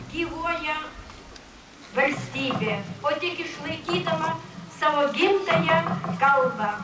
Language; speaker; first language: Lithuanian; native; Lithuanian